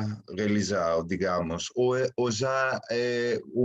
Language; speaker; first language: Portuguese; non-native, fluent; Spanish